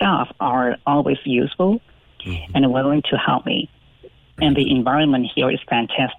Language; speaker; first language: English; non-native, fluent; Chinese